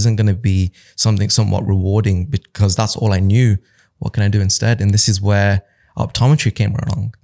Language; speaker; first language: English; early bilingual, other home language; Hindi